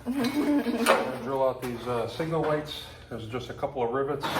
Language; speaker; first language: English; native; English